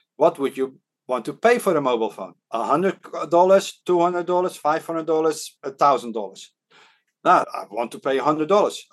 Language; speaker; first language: English; non-native, fluent; Dutch